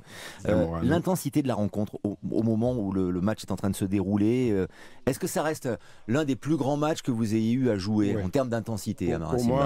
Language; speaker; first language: French; native; French